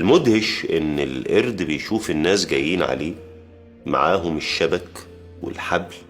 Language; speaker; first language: Arabic; native; Arabic